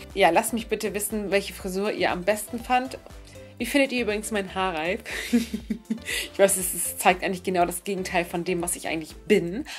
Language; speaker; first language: German; early bilingual, other home language; Turkish